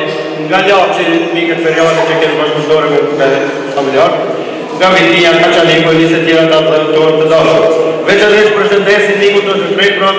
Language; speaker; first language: Albanian; native; Albanian